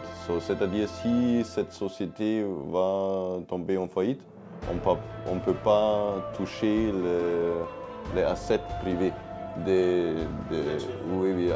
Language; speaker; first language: French; non-native, learner; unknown